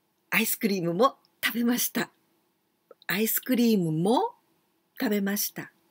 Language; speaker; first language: Japanese; native; Japanese